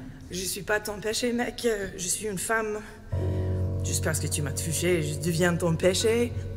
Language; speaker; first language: French; non-native, learner; English